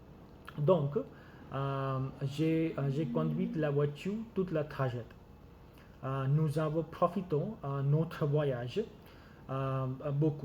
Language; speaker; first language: French; non-native, learner; Gujarati